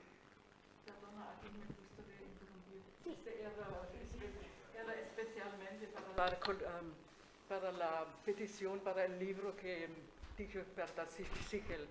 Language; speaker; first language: Spanish; non-native, fluent; German